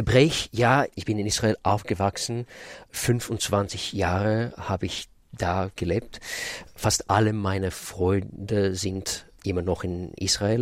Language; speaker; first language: German; non-native, fluent; Russian